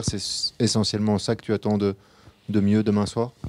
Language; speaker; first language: French; native; French